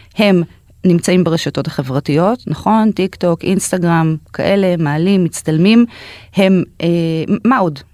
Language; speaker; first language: Hebrew; native; Hebrew